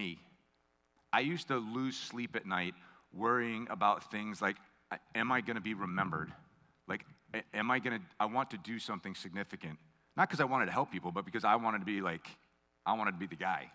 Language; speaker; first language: English; native; English